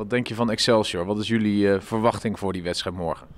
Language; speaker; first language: Dutch; native; Dutch